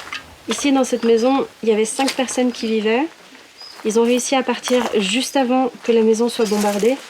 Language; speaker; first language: French; native; French